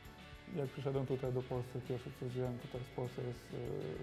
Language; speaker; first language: Polish; non-native, learner; Serbian